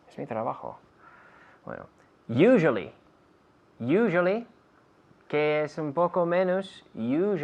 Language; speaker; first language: Spanish; non-native, fluent; English